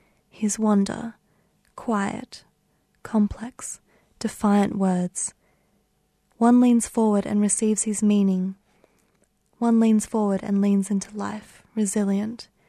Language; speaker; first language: English; native; English